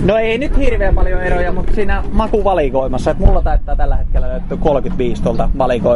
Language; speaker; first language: Finnish; native; Finnish